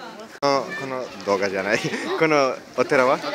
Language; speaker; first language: Japanese; non-native, learner; Spanish